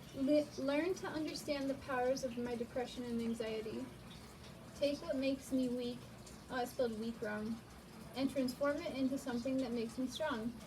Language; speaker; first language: English; native; English